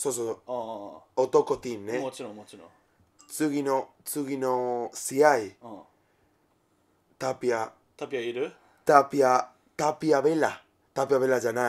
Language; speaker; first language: Japanese; non-native, learner; Spanish